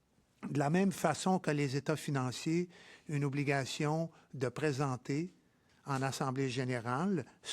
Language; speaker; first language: French; native; French